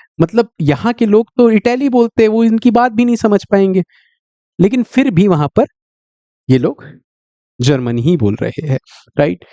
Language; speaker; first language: Hindi; native; Hindi